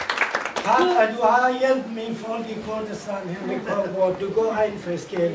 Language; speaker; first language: Danish; non-native, fluent; Kurdish